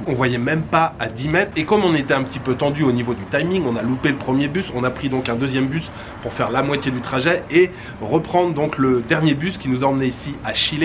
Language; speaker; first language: French; native; French